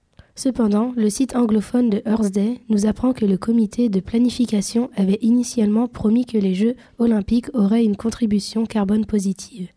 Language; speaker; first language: French; native; French